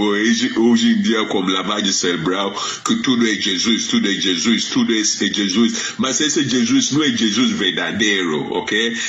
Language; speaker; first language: Portuguese; non-native, fluent; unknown